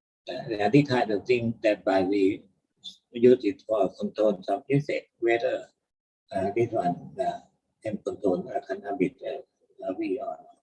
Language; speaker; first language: English; non-native, learner; Thai